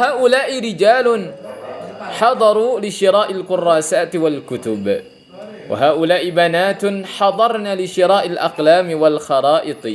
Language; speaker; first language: Arabic; non-native, fluent; Indonesian